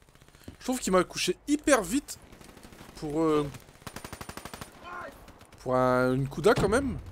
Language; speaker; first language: French; native; French